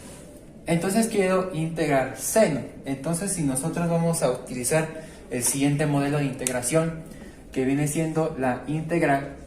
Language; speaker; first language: Spanish; native; Spanish